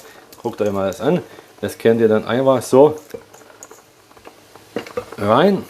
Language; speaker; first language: German; early bilingual, other home language; Polish